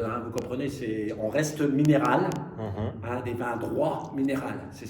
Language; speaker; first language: French; native; French